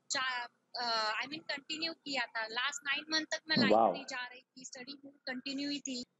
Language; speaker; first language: Hindi; non-native, local second language; Marathi